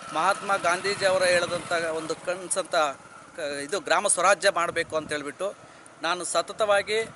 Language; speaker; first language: Kannada; native; Kannada